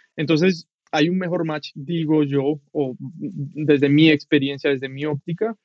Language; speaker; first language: Spanish; native; Spanish